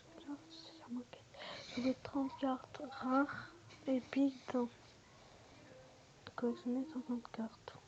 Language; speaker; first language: French; native; French